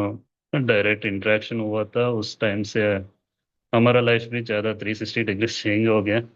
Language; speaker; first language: Hindi; non-native, local second language; Telugu